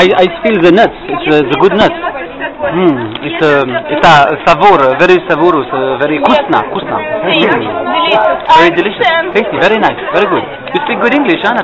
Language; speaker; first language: English; non-native, fluent; French